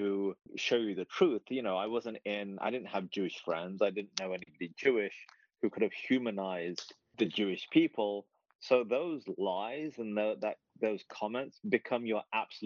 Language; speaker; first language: English; native; English